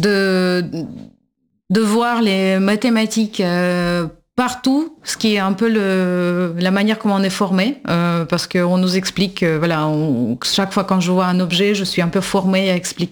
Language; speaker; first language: French; non-native, fluent; Russian